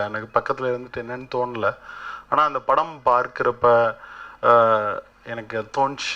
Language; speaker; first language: Tamil; native; Tamil